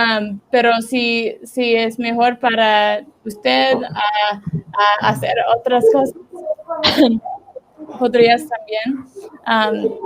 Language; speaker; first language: Spanish; non-native, learner; English